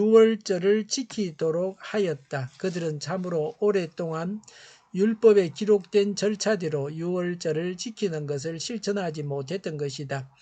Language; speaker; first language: Korean; native; Korean